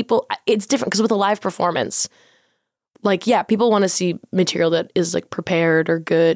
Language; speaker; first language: English; native; English